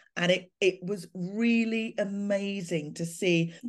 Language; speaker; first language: English; native; English